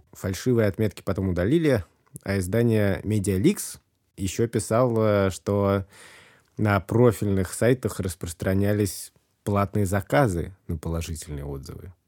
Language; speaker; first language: Russian; native; Russian